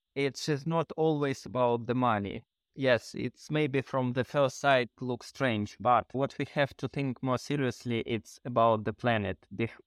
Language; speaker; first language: English; non-native, fluent; Ukrainian